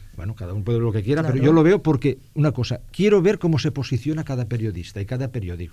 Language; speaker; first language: Spanish; non-native, local second language; Catalan